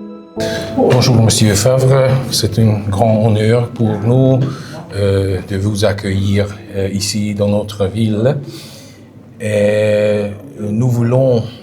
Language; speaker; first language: French; non-native, learner; Hungarian